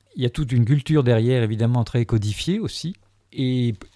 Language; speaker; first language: French; native; French